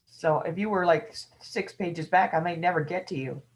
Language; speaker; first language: English; native; English